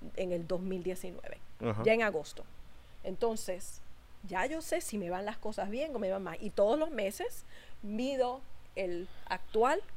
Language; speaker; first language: Spanish; native; Spanish